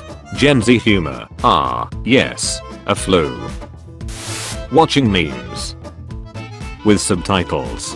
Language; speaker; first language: English; native; English